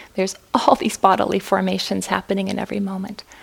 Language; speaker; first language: English; native; English